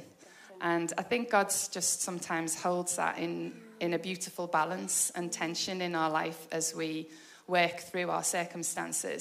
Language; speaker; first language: English; native; English